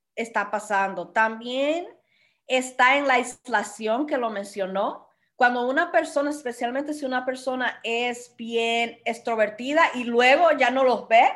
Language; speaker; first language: Spanish; native; Spanish